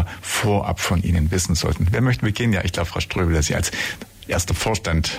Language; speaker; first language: German; native; German